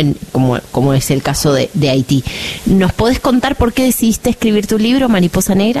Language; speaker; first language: Spanish; native; Spanish